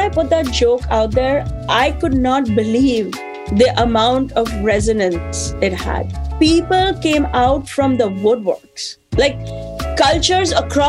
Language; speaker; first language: English; non-native, local second language; Hindi